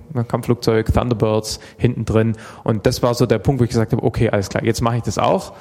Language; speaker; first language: German; native; German